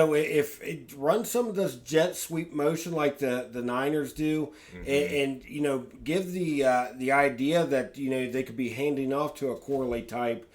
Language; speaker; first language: English; native; English